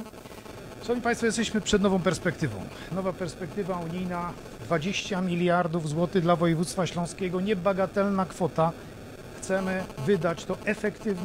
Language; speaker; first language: Polish; native; Polish